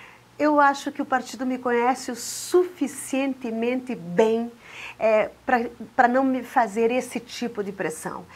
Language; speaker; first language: Portuguese; native; Portuguese